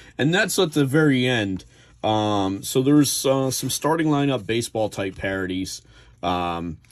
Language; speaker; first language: English; native; English